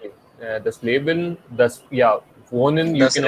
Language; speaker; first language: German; non-native, fluent; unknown